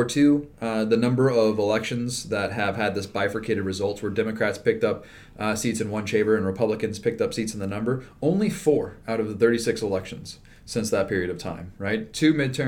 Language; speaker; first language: English; native; English